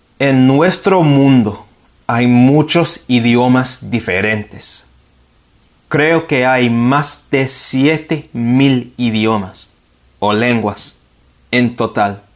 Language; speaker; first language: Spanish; non-native, fluent; English